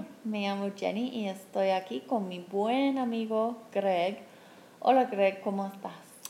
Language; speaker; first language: Spanish; non-native, fluent; English